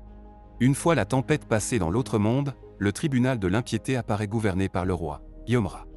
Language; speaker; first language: French; native; French